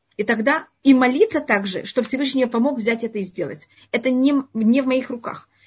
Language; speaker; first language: Russian; early bilingual, heritage; Russian